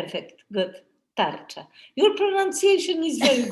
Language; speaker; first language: English; non-native, learner; Polish